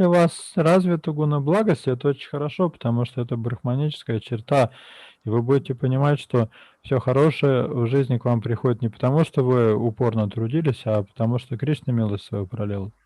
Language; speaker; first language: Russian; native; Russian